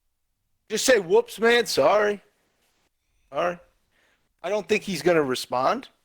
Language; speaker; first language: English; native; English